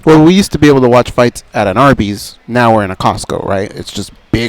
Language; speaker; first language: English; native; English